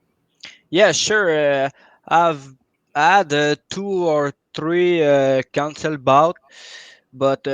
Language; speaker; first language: English; non-native, local second language; French